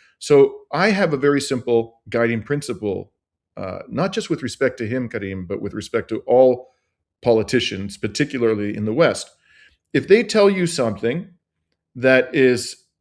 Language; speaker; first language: English; native; English